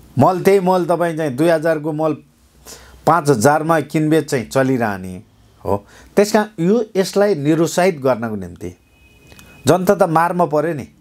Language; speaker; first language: Nepali; non-native, local second language; Eastern Tamang